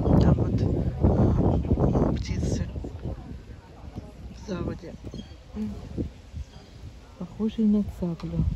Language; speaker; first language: Russian; native; Russian